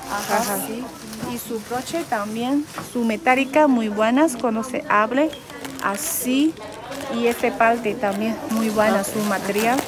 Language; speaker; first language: Spanish; non-native, learner; Chinese